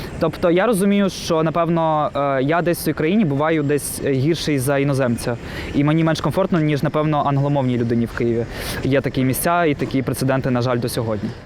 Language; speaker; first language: Ukrainian; non-native, local second language; Russian